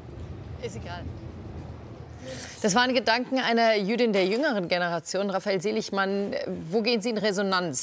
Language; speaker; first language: German; native; German